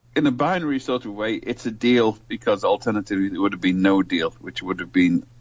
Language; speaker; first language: English; native; English